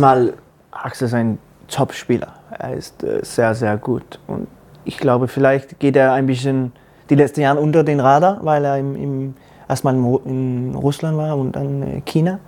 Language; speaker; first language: German; non-native, learner; Danish